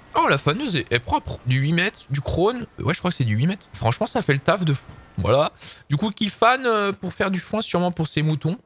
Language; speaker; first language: French; native; French